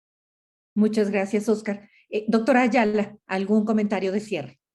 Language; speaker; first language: Spanish; native; Spanish